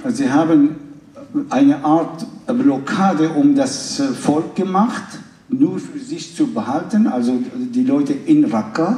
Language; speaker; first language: German; non-native, fluent; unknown